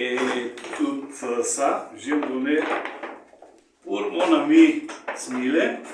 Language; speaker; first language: French; non-native, learner; Macedonian